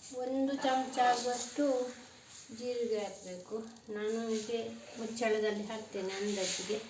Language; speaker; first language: Kannada; non-native, local second language; Tulu